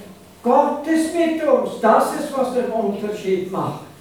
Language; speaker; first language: German; non-native, fluent; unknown